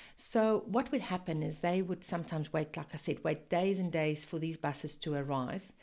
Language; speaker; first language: English; non-native, local second language; Afrikaans